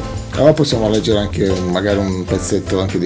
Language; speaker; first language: Italian; native; Italian